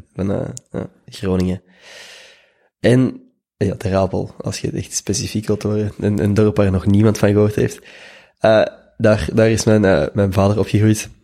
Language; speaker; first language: Dutch; native; Dutch